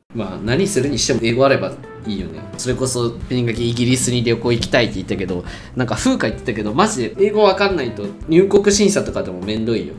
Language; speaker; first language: Japanese; native; Japanese